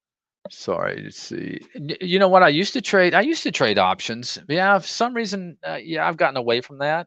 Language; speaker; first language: English; native; English